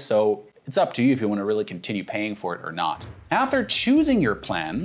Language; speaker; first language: English; non-native, fluent; German